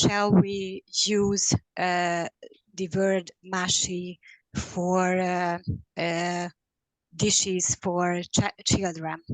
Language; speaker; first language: English; non-native, learner; Hungarian